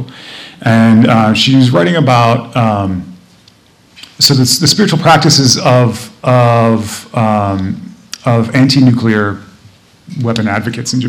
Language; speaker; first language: English; native; English